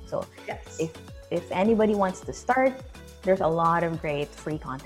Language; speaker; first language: English; native; English